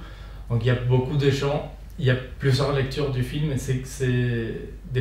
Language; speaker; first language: French; non-native, fluent; Spanish